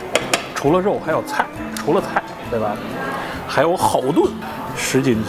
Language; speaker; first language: Chinese; native; Chinese